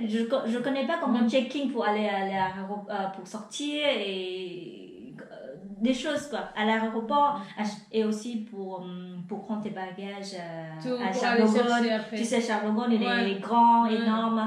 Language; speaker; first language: French; non-native, fluent; Vietnamese